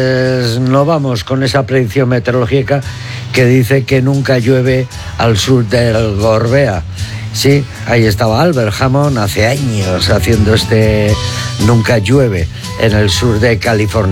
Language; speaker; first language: Spanish; native; Spanish